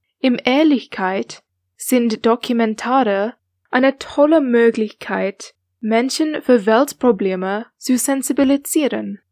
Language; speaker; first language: German; non-native, learner; English